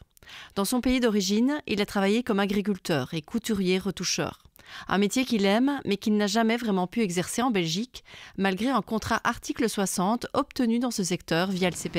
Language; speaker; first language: French; native; French